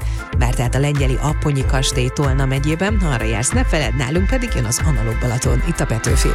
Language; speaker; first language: Hungarian; native; Hungarian